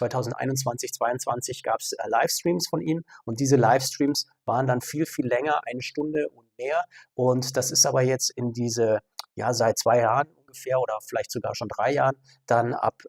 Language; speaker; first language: German; native; German